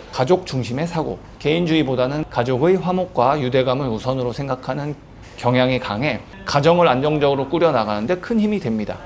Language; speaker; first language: Korean; native; Korean